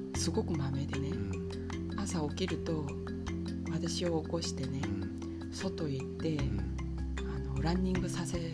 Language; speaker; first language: Japanese; non-native, fluent; Chinese